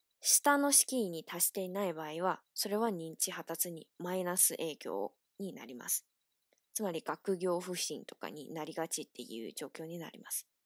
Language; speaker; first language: Japanese; non-native, fluent; Chinese